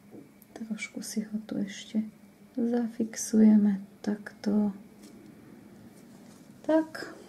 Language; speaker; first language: Slovak; native; Slovak